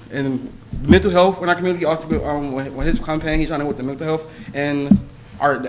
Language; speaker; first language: English; native; English